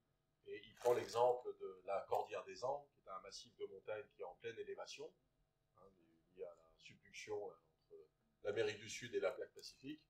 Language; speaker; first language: French; native; French